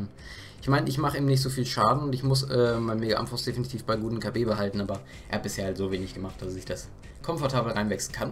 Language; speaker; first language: German; native; German